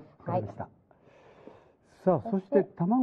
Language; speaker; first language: Japanese; native; Japanese